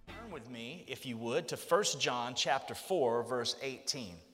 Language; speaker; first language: English; native; English